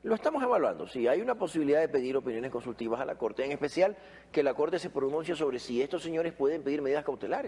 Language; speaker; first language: Spanish; native; Spanish